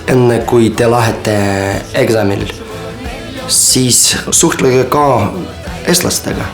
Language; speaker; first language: Estonian; non-native, fluent; Ukrainian